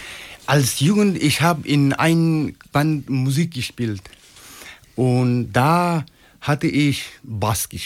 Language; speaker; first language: German; non-native, learner; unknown